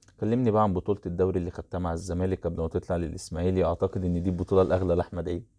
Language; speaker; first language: Arabic; native; Arabic